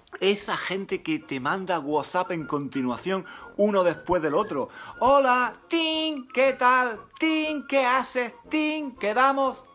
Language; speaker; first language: Spanish; native; Spanish